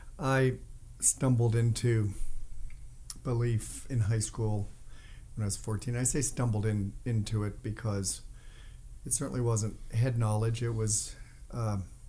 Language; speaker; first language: English; native; English